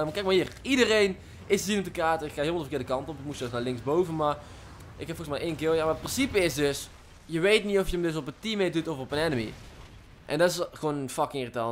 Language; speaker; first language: Dutch; native; Dutch